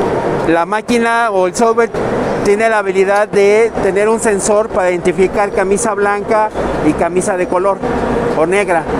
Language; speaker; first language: Spanish; native; Spanish